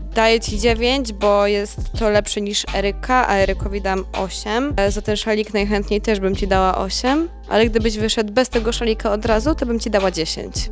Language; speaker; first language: Polish; native; Polish